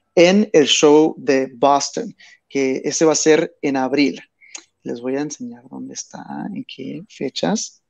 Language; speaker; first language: Spanish; early bilingual, heritage; Spanish